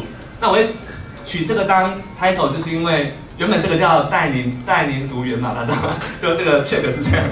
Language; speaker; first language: Chinese; native; Chinese